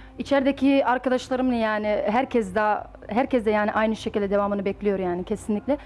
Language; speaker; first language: Turkish; early bilingual, heritage; Turkish